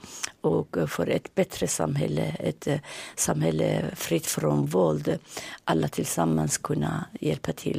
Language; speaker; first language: Swedish; non-native, fluent; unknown